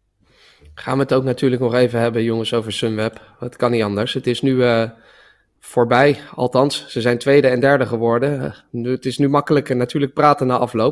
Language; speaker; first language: Dutch; native; Dutch